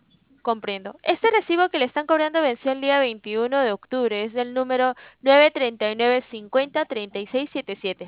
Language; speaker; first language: Spanish; native; Spanish